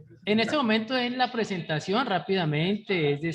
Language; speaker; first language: Spanish; native; Spanish